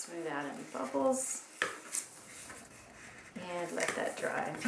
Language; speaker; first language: English; native; English